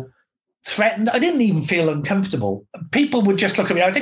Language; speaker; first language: English; native; English